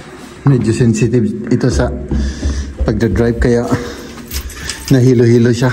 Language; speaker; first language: Filipino; non-native, local second language; Iloko